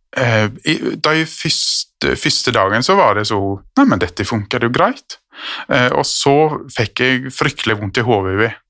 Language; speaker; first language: Norwegian; native; Norwegian